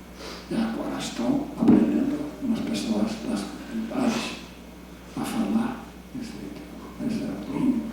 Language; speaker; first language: Portuguese; non-native, fluent; English